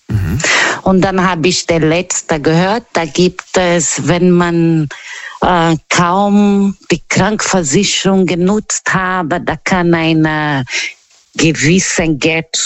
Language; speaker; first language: German; non-native, learner; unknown